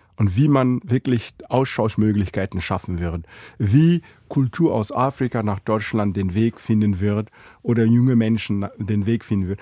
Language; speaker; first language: German; non-native, fluent; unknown